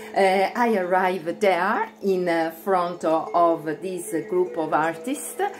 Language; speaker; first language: English; non-native, fluent; Italian